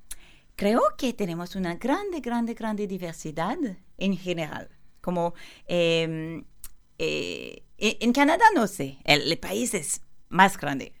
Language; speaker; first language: Spanish; non-native, learner; French